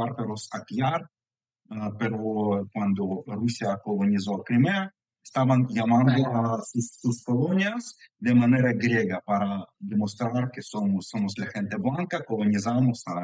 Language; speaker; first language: Spanish; non-native, fluent; Ukrainian